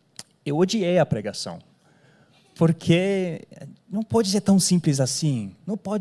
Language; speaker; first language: Portuguese; non-native, fluent; English